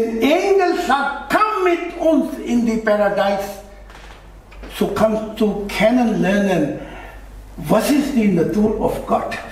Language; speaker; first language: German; non-native, learner; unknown